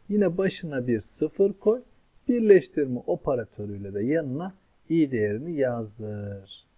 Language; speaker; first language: Turkish; native; Turkish